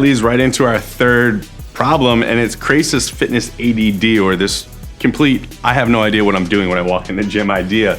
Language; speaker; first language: English; native; English